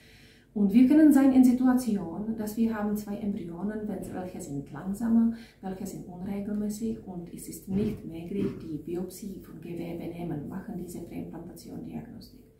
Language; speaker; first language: German; non-native, fluent; Czech